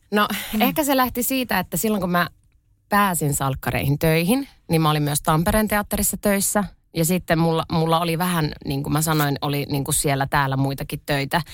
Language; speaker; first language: Finnish; early bilingual, other home language; Russian